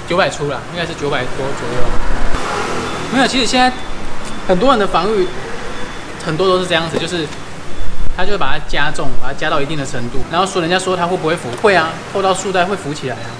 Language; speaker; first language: Chinese; native; Chinese